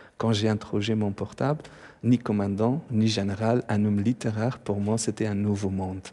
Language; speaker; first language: French; non-native, fluent; Persian